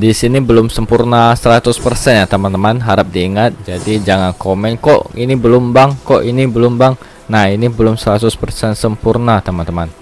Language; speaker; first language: Indonesian; native; Indonesian